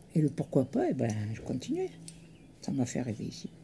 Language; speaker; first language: French; early bilingual, other home language; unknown